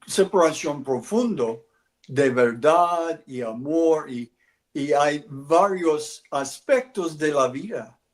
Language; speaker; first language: Spanish; non-native, learner; English